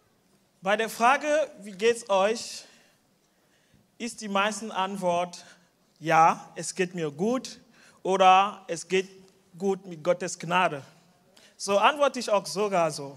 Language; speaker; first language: German; non-native, fluent; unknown